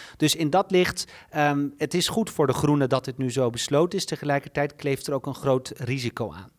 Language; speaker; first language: Dutch; native; Dutch